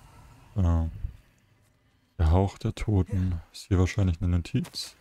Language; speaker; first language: German; native; German